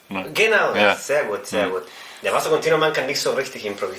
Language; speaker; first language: German; non-native, fluent; Spanish